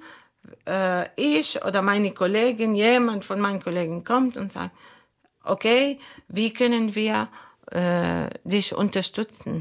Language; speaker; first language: German; non-native, learner; Arabic